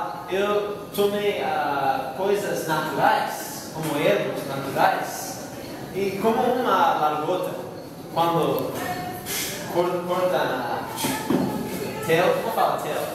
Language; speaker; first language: Portuguese; non-native, learner; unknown